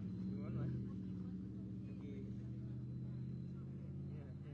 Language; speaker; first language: English; non-native, learner; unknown